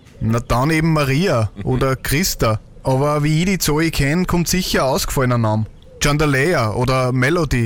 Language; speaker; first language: German; native; German